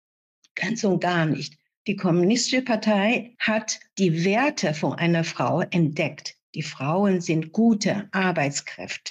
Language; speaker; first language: German; non-native, fluent; Chinese